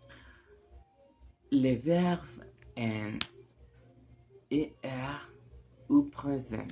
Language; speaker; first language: French; non-native, learner; Spanish